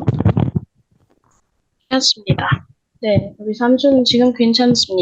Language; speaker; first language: Korean; non-native, learner; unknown